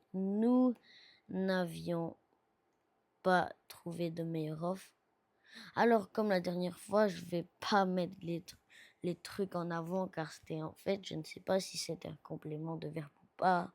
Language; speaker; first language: French; non-native, learner; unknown